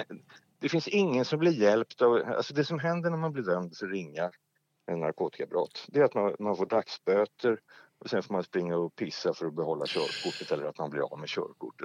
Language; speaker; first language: Swedish; native; Swedish